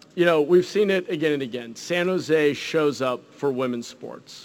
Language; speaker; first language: English; native; English